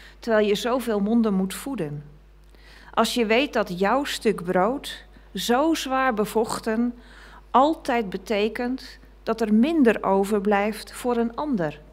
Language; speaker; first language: Dutch; native; Dutch